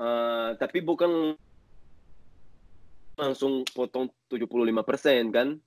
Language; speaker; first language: Indonesian; non-native, learner; Portuguese